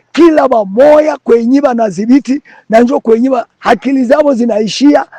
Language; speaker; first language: Swahili; native; Swahili